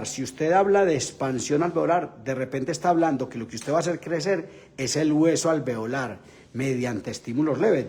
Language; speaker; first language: Spanish; native; Spanish